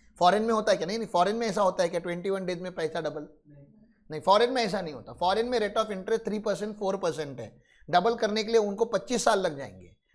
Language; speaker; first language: Hindi; non-native, local second language; Marathi